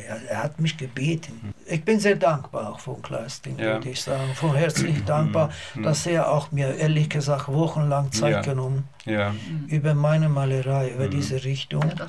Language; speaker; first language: German; non-native, learner; Azerbaijani